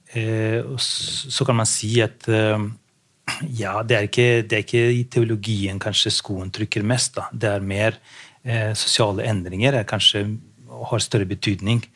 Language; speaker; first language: Norwegian; non-native, fluent; Albanian